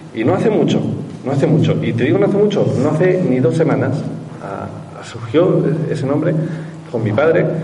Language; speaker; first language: Spanish; native; Spanish